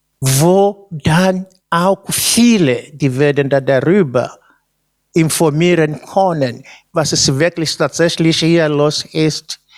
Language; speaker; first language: German; non-native, fluent; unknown